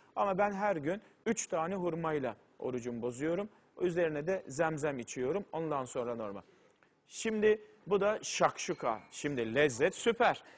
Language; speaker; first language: Turkish; native; Turkish